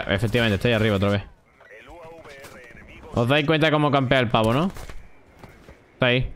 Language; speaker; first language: Spanish; native; Spanish